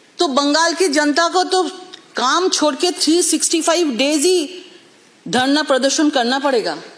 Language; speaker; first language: Hindi; native; Hindi